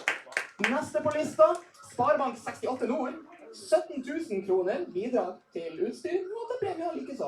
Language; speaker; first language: Norwegian; native; Norwegian